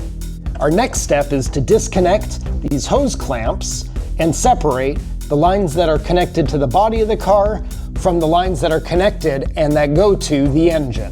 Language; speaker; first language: English; native; English